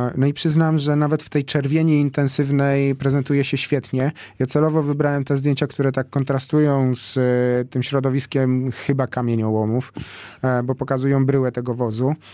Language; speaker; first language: Polish; native; Polish